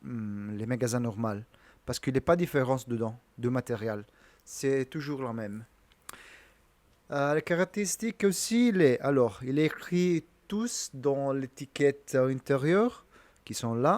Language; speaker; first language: French; non-native, learner; Italian